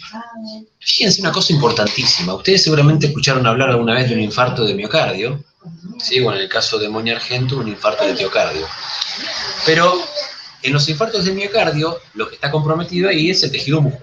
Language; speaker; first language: Spanish; native; Spanish